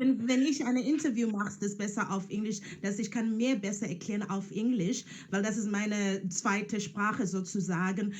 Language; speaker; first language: German; non-native, learner; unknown